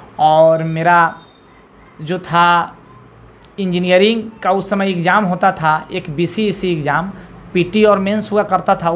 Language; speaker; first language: Hindi; native; Hindi